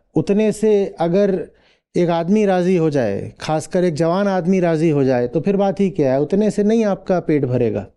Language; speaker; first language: Hindi; native; Hindi